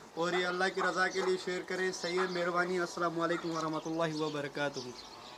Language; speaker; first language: Urdu; non-native, local second language; Sindhi